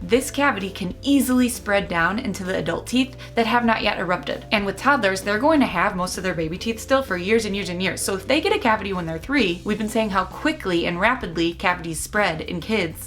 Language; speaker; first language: English; native; English